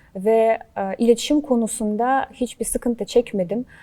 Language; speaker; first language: Turkish; non-native, fluent; Kazakh